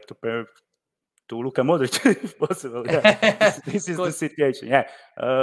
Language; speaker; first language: English; non-native, learner; Croatian